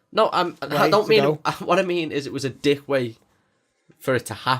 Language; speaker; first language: English; native; English